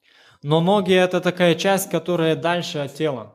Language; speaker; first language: Polish; non-native, learner; Ukrainian